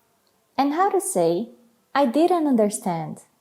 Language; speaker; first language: English; non-native, fluent; Portuguese